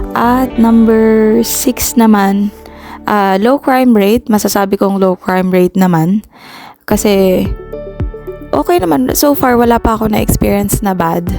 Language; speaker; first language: Filipino; native; Filipino